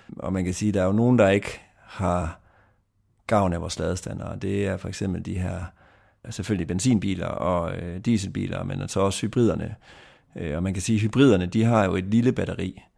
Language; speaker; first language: Danish; native; Danish